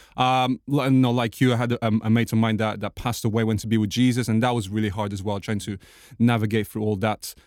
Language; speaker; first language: English; non-native, fluent; Portuguese